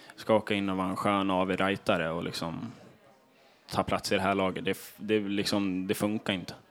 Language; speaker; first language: Swedish; native; Swedish